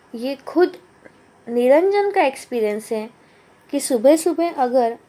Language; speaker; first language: Hindi; non-native, local second language; Marathi